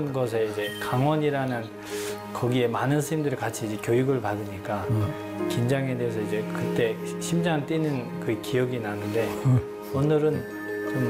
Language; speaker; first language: Korean; non-native, fluent; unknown